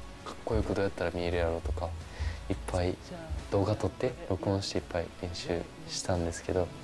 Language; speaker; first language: Japanese; native; Japanese